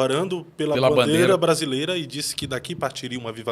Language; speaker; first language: Portuguese; native; Portuguese